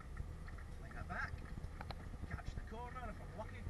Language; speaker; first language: English; native; English